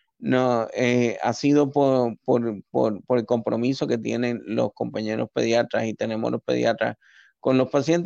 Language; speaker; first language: Spanish; native; Spanish